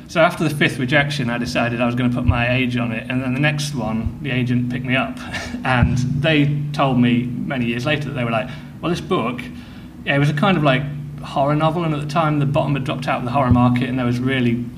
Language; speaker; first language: English; native; English